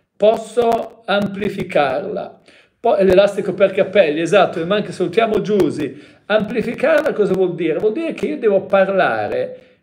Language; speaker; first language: Italian; native; Italian